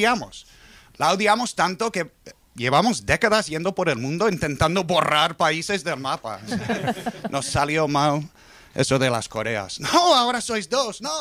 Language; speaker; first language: Spanish; non-native, fluent; English